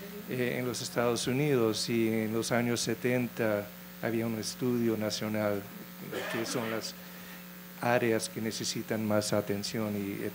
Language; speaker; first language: Spanish; non-native, fluent; English